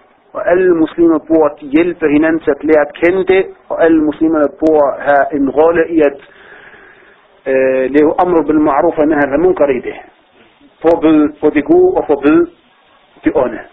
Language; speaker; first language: Danish; non-native, fluent; Arabic